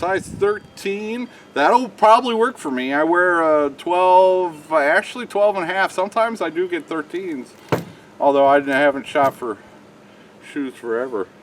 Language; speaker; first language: English; native; English